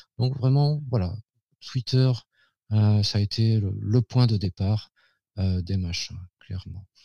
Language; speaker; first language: French; native; French